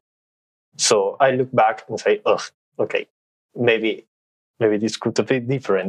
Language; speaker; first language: English; non-native, fluent; Spanish